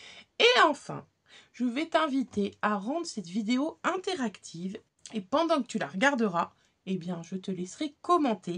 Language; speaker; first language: French; native; French